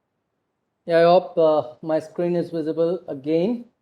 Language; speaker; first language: English; non-native, local second language; Gujarati